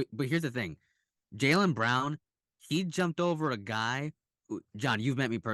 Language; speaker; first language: English; native; English